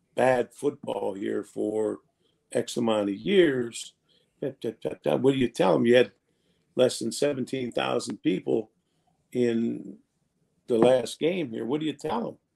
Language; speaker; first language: English; native; English